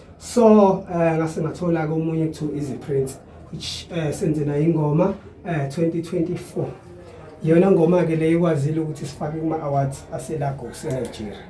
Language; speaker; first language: Zulu; native; Zulu